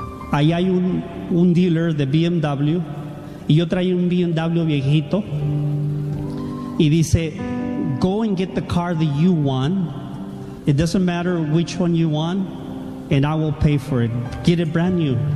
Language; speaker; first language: English; non-native, fluent; Spanish